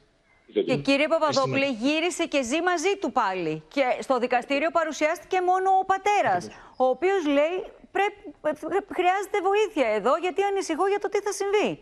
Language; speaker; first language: Greek; native; Greek